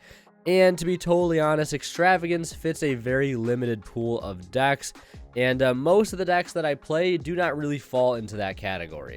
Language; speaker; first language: English; native; English